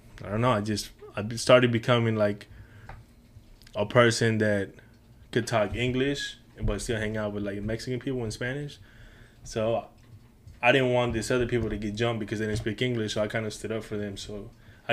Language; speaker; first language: English; non-native, fluent; Spanish